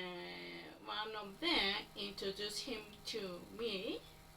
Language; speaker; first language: English; non-native, learner; Japanese